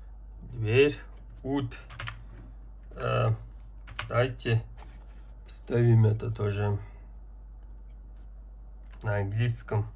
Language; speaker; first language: Russian; non-native, learner; Mongolian